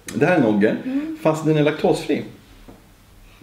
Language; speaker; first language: Swedish; native; Swedish